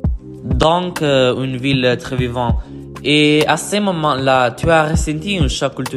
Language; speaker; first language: French; non-native, learner; Italian